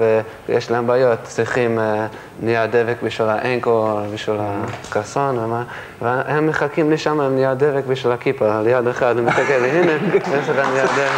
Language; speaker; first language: Hebrew; early bilingual, heritage; English